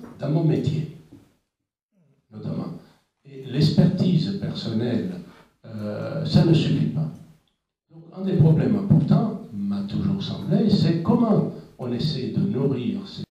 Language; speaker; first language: French; non-native, fluent; Italian